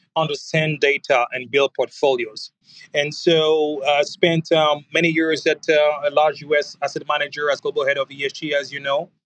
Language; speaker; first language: English; non-native, fluent; French